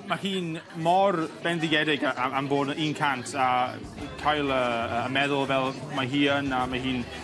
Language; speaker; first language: Welsh; non-native, local second language; English